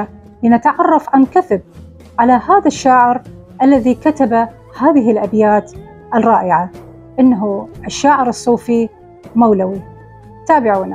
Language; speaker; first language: Arabic; non-native, local second language; Kurdish